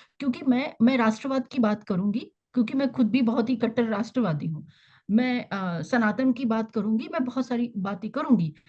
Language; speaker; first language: Hindi; native; Hindi